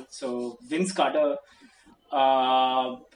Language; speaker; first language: English; non-native, local second language; Hindi